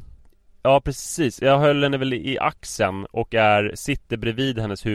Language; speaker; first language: Swedish; native; Swedish